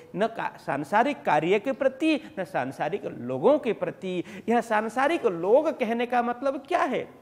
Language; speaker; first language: Hindi; native; Hindi